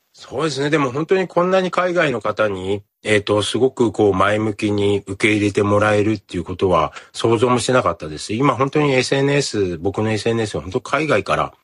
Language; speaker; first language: Japanese; native; Japanese